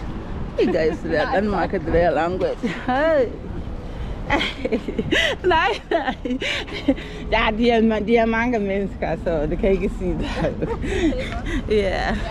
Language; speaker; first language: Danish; non-native, learner; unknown